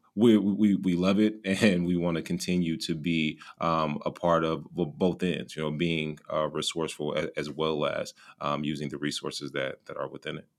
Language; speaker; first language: English; native; English